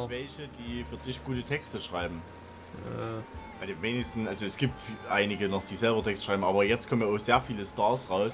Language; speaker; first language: German; native; German